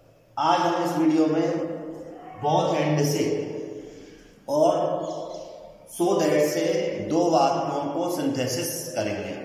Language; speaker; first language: Hindi; native; Hindi